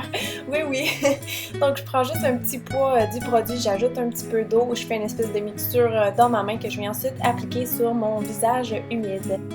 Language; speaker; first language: French; native; French